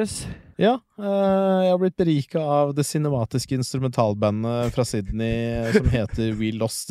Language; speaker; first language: Norwegian; native; Norwegian